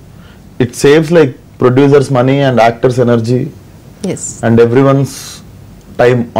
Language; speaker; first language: Telugu; native; Telugu